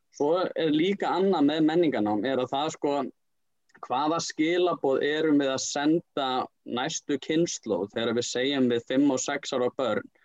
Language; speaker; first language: Icelandic; native; Icelandic